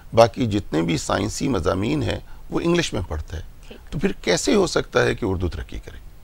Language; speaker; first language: Urdu; non-native, local second language; Punjabi